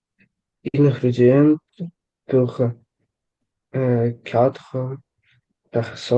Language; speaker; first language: French; non-native, learner; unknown